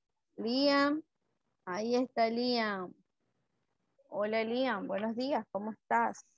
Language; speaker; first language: Spanish; native; Spanish